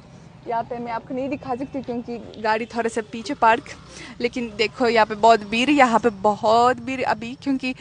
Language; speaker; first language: Hindi; non-native, fluent; Russian